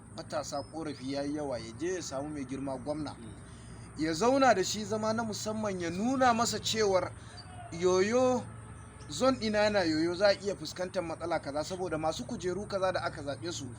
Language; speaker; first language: Hausa; native; Hausa